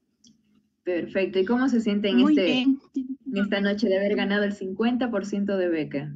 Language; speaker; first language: Spanish; native; Spanish